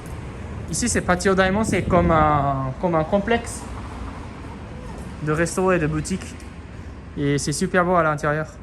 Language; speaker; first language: French; non-native, fluent; Japanese